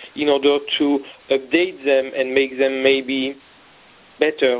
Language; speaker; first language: English; non-native, fluent; French